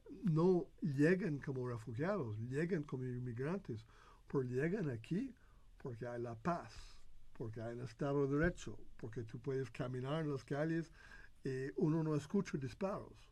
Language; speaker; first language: Spanish; non-native, fluent; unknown